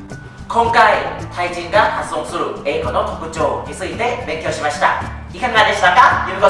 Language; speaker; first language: Japanese; non-native, fluent; Thai